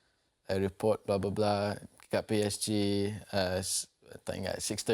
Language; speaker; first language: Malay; non-native, local second language; English